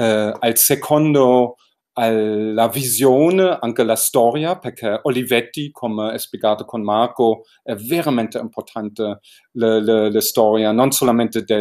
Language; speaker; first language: Italian; non-native, learner; German